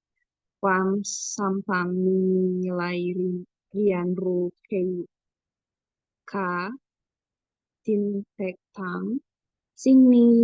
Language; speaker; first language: Thai; non-native, learner; Indonesian